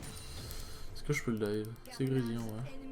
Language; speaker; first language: French; native; French